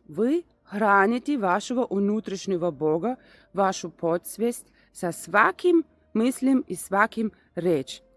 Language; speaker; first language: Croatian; non-native, learner; Russian